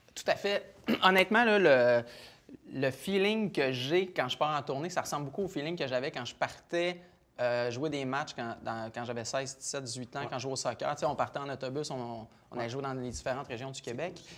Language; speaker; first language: French; native; French